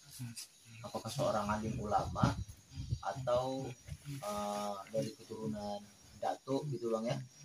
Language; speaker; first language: Indonesian; native; Indonesian